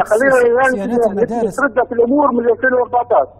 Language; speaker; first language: Arabic; native; Arabic